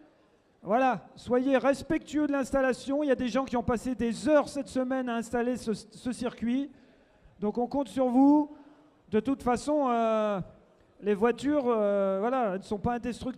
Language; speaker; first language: French; native; French